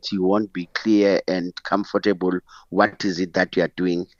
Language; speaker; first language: English; non-native, local second language; Xhosa